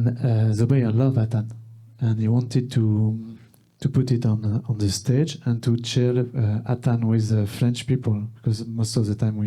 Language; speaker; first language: English; non-native, learner; French